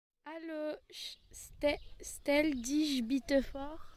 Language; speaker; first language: German; non-native, learner; French